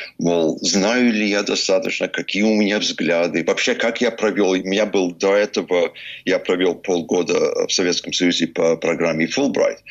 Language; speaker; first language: Russian; early bilingual, heritage; Russian